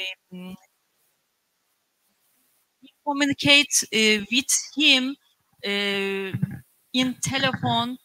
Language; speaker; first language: English; non-native, learner; Turkish